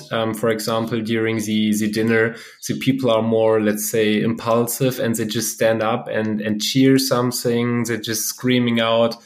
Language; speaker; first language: English; non-native, fluent; German